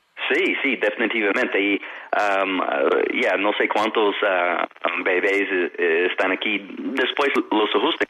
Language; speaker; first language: Spanish; non-native, fluent; English